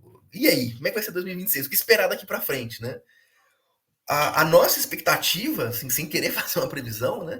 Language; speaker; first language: Portuguese; native; Portuguese